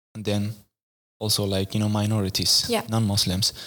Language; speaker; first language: English; non-native, fluent; Arabic